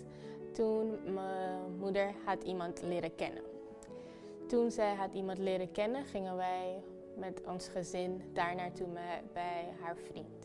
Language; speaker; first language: Dutch; non-native, fluent; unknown